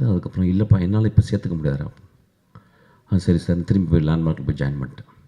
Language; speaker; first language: Tamil; native; Tamil